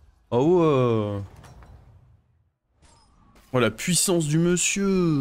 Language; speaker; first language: French; native; French